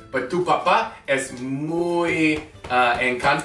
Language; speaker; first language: Spanish; non-native, learner; English